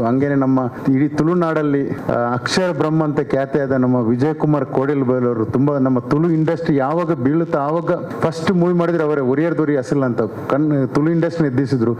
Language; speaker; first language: Kannada; non-native, local second language; Tulu